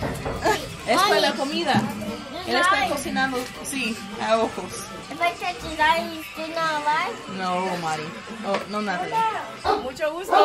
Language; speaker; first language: Spanish; non-native, fluent; English